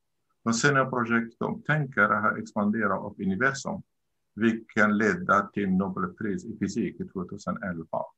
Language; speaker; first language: Swedish; non-native, learner; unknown